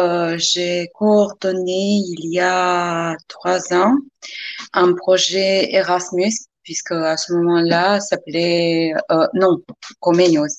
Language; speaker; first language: French; non-native, fluent; Romanian